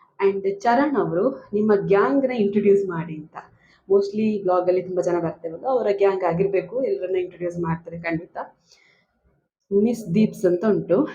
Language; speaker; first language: Kannada; non-native, local second language; Tulu